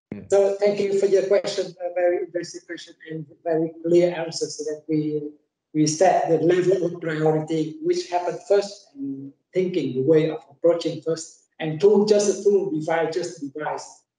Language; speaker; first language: English; non-native, fluent; Vietnamese